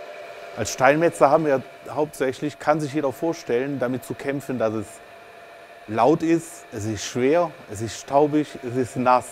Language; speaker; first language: German; native; German